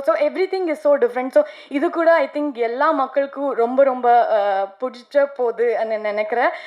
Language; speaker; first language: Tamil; non-native, learner; Kannada